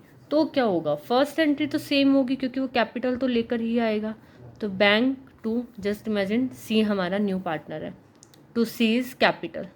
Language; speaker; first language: Hindi; native; Hindi